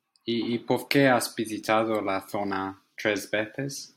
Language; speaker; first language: Spanish; non-native, fluent; English